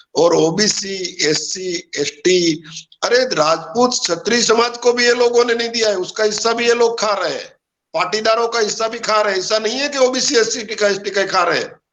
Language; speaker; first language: Hindi; non-native, local second language; Gujarati